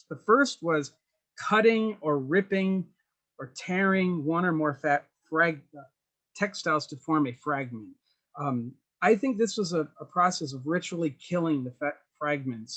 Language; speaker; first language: English; native; English